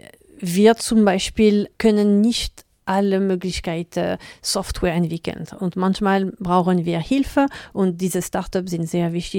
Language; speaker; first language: German; non-native, learner; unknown